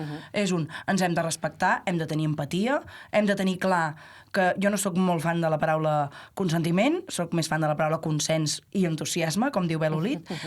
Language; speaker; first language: Catalan; native; Catalan